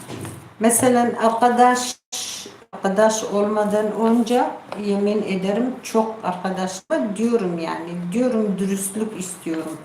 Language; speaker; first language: Turkish; non-native, local second language; Kurdish